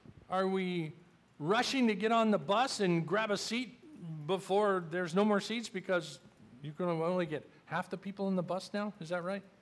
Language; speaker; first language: English; native; English